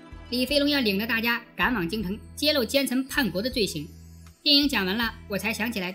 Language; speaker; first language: Chinese; native; Chinese